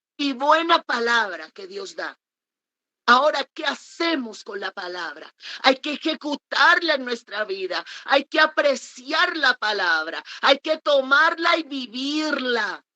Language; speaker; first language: Spanish; native; Spanish